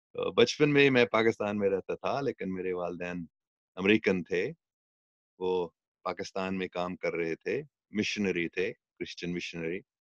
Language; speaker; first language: Urdu; non-native, local second language; English